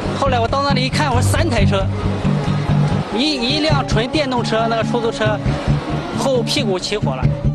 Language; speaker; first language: Chinese; native; Chinese